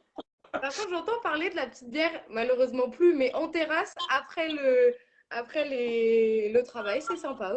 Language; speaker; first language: French; native; French